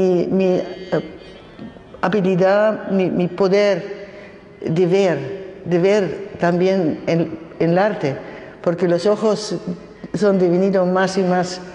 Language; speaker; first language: Spanish; non-native, fluent; German